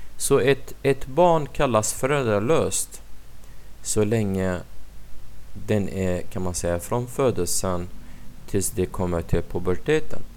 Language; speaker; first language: Swedish; non-native, fluent; Arabic